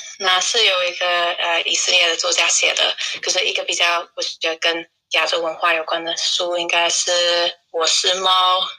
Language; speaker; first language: Chinese; non-native, fluent; English